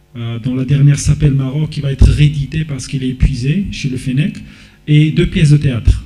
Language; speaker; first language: French; non-native, local second language; Arabic